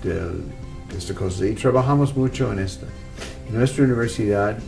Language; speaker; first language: Spanish; non-native, fluent; English